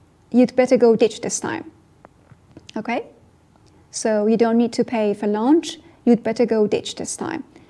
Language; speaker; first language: English; non-native, fluent; Persian